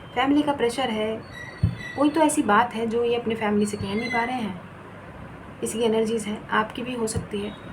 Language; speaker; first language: Hindi; non-native, local second language; Bangla